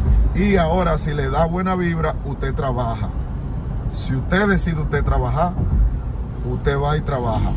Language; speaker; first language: Spanish; native; Spanish